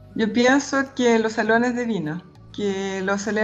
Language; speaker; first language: Spanish; native; Spanish